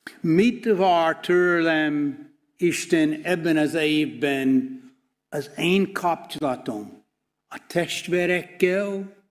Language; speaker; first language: Hungarian; non-native, fluent; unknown